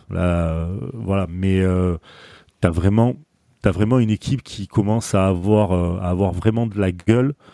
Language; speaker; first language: French; native; French